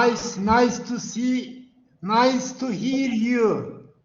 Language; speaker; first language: English; non-native, learner; Turkish